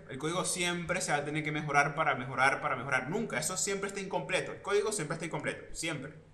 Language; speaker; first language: Spanish; native; Spanish